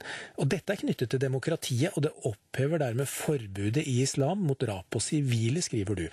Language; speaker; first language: Norwegian; native; Norwegian